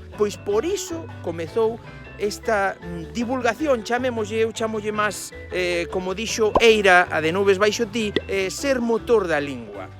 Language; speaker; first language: Galician; non-native, local second language; Spanish